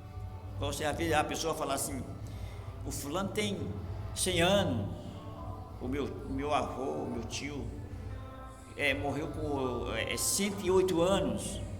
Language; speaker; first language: Portuguese; native; Portuguese